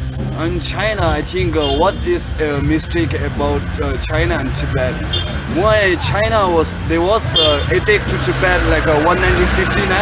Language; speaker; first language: English; non-native, learner; Tibetan